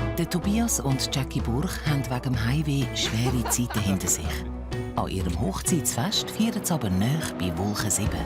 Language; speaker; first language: German; native; German